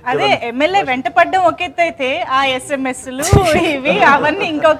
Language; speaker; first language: Telugu; native; Telugu